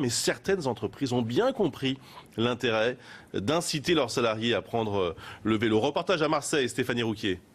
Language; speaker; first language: French; native; French